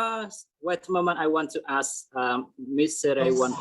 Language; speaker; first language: English; non-native, learner; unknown